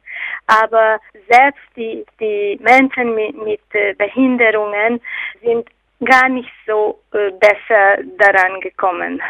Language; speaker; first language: German; non-native, fluent; Hungarian